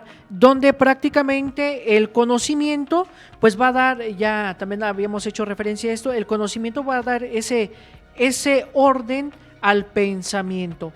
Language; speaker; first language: Spanish; native; Spanish